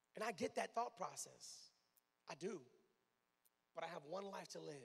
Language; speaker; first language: English; native; English